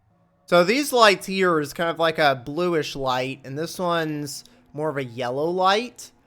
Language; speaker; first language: English; native; English